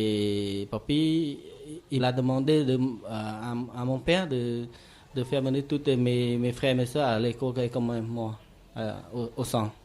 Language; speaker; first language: French; non-native, learner; Khmer